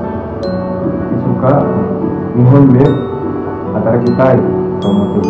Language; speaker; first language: Japanese; non-native, learner; Indonesian